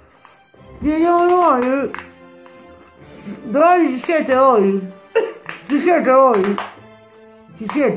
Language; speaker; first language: Italian; native; Italian